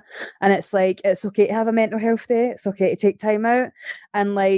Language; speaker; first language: English; native; English